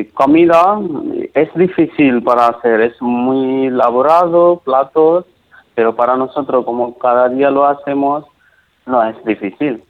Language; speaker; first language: Spanish; non-native, learner; Nepali